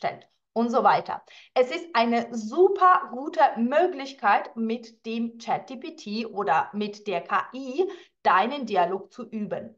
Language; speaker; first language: German; non-native, fluent; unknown